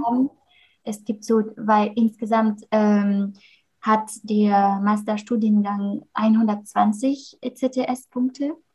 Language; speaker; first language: German; non-native, fluent; French